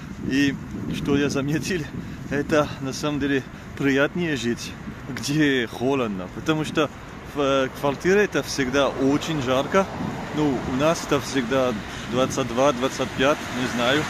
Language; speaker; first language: Russian; non-native, learner; French